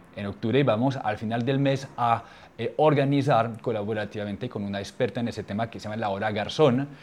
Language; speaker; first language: Spanish; non-native, fluent; French